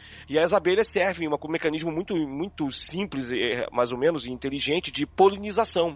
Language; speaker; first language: Portuguese; native; Portuguese